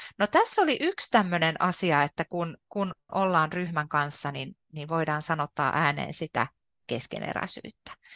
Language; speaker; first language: Finnish; native; Finnish